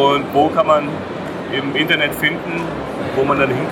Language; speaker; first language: German; native; German